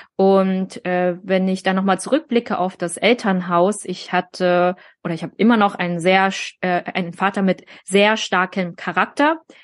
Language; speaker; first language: German; early bilingual, other home language; Vietnamese